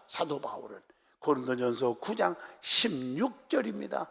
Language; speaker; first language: Korean; native; Korean